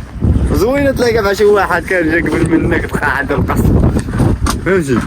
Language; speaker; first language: Arabic; native; Arabic